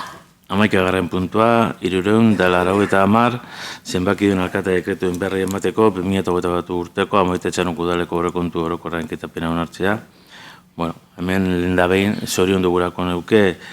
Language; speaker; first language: Basque; native; Basque